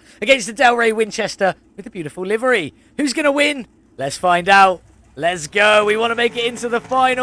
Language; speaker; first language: English; native; English